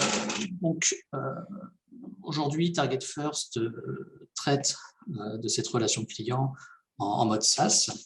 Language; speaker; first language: French; native; French